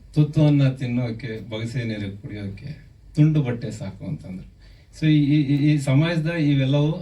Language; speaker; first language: Kannada; native; Kannada